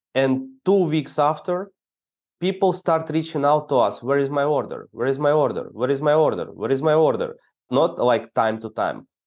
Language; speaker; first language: English; non-native, fluent; Ukrainian